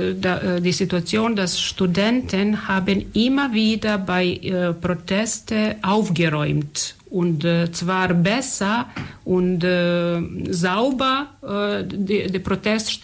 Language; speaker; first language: German; non-native, fluent; Serbian